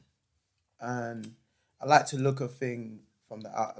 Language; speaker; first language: English; native; English